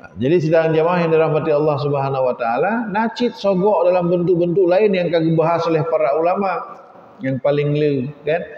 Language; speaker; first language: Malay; non-native, local second language; Achinese